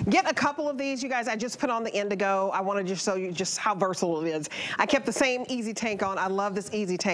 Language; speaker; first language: English; native; English